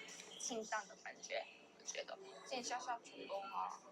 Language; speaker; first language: Chinese; non-native, learner; Korean